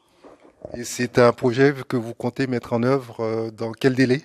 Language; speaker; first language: French; native; French